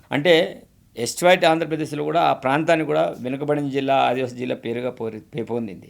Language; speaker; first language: Telugu; non-native, local second language; Gondi